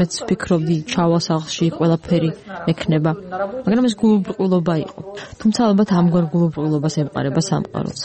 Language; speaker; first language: Georgian; non-native, local second language; Abkhazian